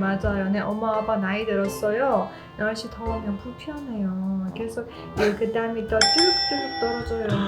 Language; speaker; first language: Korean; non-native, learner; Persian